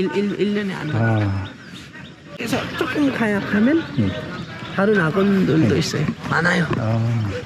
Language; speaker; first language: Korean; non-native, learner; Nepali